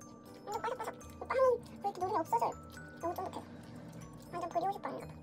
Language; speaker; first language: Korean; native; Korean